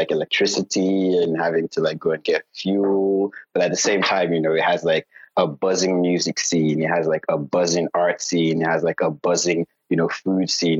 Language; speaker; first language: English; non-native, local second language; Yoruba